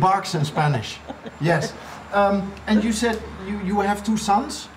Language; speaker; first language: English; non-native, fluent; Dutch